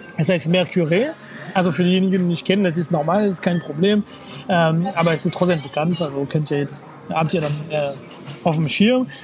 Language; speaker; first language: German; non-native, fluent; French